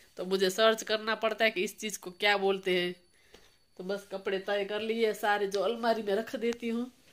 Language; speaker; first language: Hindi; non-native, local second language; Gujarati